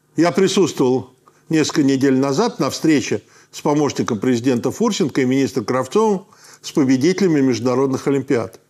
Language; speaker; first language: Russian; native; Russian